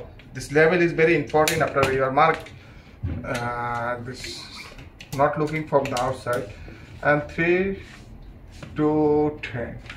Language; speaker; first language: English; non-native, learner; Bangla